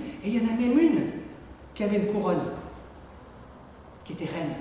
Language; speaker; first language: French; native; French